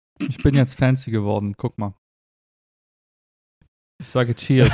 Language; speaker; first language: German; native; German